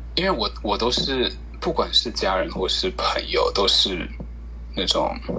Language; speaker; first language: Chinese; early bilingual, heritage; Chinese